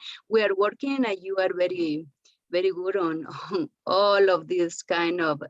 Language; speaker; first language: English; non-native, learner; Spanish